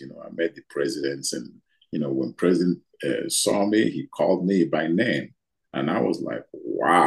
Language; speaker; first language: English; non-native, local second language; Igbo